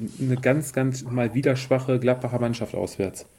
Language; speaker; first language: German; native; German